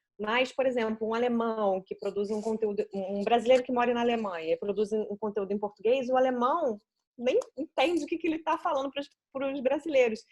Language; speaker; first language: Portuguese; native; Portuguese